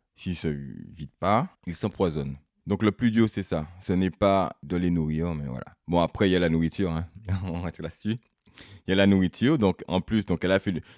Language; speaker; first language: French; native; French